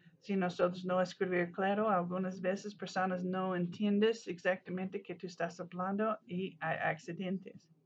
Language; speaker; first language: Spanish; non-native, learner; English